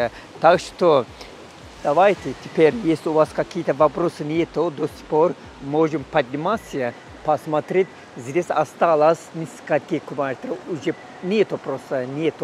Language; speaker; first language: Russian; non-native, fluent; Turkish